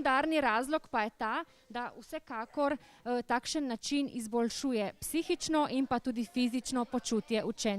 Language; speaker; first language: Slovenian; native; Slovenian